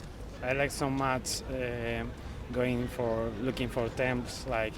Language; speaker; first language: English; non-native, learner; Spanish